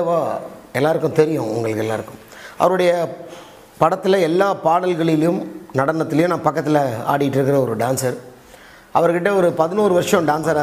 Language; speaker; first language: Tamil; native; Tamil